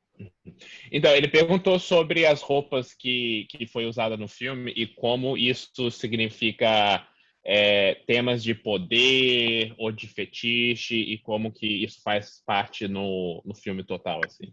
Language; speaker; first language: Portuguese; early bilingual, heritage; Portuguese